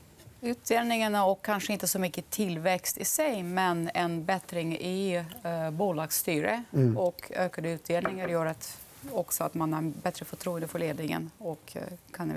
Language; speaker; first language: Swedish; non-native, fluent; Russian